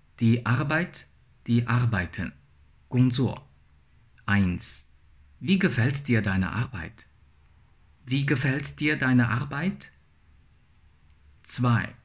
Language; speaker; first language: German; non-native, fluent; Chinese